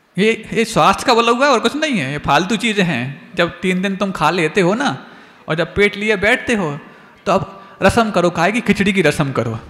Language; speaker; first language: Hindi; native; Hindi